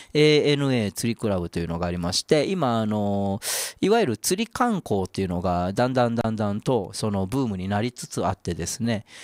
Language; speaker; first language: Japanese; native; Japanese